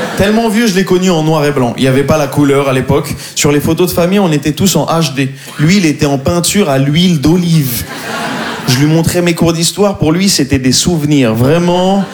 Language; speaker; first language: French; native; French